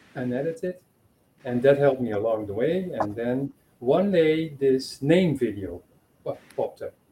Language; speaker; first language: English; non-native, fluent; Dutch